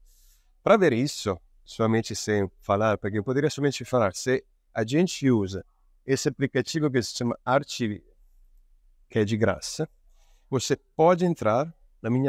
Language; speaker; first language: Portuguese; non-native, fluent; Italian